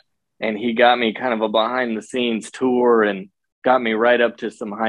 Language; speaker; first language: English; native; English